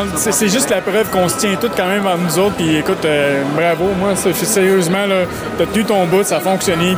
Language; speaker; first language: French; native; French